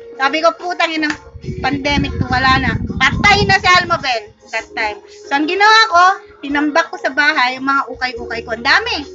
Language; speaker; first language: Filipino; native; Filipino